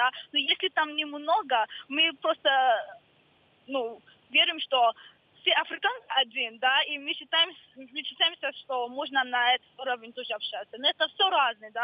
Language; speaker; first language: Russian; non-native, learner; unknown